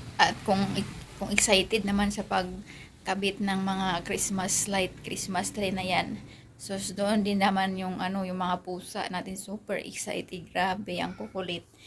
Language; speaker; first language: Filipino; non-native, local second language; Aklanon